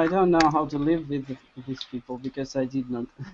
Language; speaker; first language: English; non-native, learner; Russian